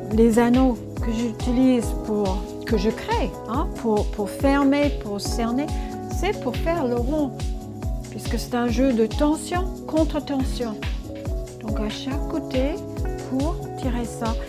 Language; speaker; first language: French; non-native, fluent; English